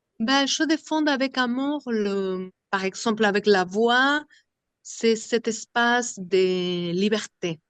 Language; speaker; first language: French; non-native, fluent; Spanish